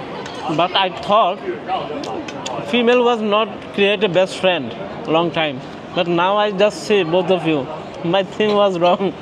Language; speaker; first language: English; non-native, learner; Bangla